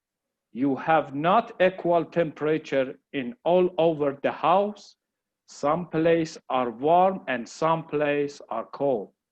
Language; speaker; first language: English; non-native, learner; Persian